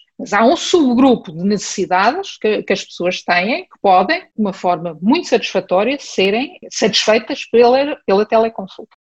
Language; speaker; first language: Portuguese; early bilingual, heritage; Portuguese